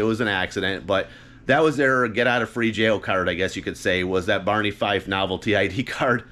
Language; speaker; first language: English; native; English